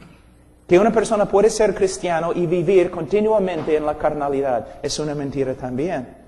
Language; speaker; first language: Spanish; non-native, fluent; English